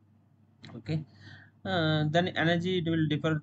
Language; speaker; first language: English; non-native, local second language; Tamil